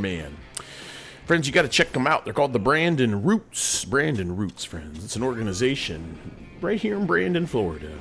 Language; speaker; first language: English; native; English